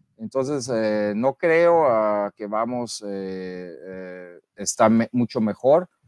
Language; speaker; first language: Spanish; non-native, fluent; German